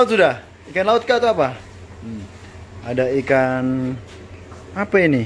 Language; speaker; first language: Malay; non-native, local second language; Javanese